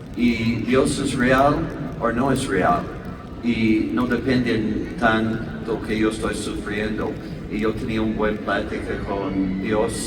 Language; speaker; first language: Spanish; non-native, learner; English